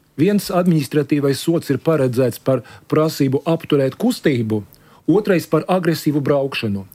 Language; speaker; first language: Latvian; non-native, local second language; Russian